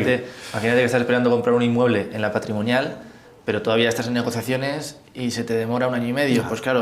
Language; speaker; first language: Spanish; native; Spanish